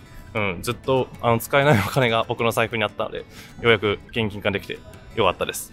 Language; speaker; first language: Japanese; native; Japanese